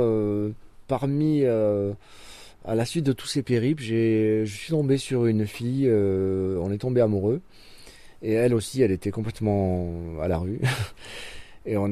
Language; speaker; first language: French; native; French